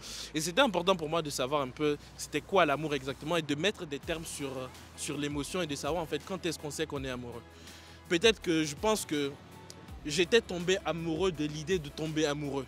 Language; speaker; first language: French; native; French